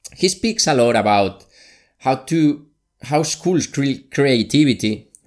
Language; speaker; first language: English; non-native, fluent; Spanish